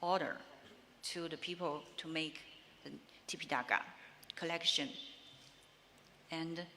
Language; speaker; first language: English; non-native, learner; Chinese